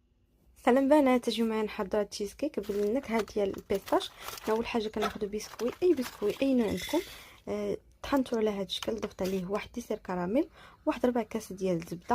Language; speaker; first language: Arabic; native; Arabic